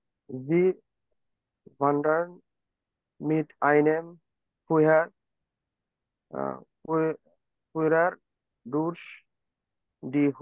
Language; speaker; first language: German; non-native, learner; Bangla